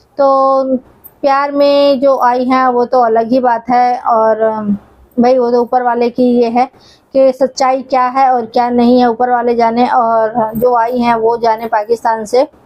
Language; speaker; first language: Hindi; native; Hindi